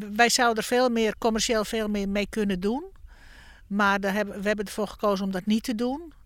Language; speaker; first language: Dutch; native; Dutch